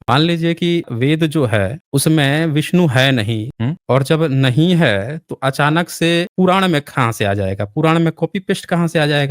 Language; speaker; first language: Hindi; native; Hindi